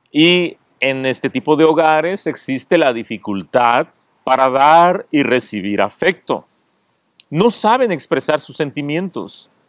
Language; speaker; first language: Spanish; native; Spanish